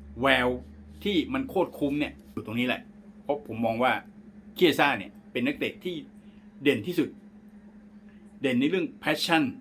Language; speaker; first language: Thai; native; Thai